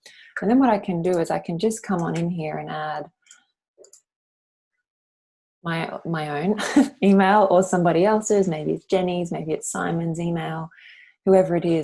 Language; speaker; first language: English; native; English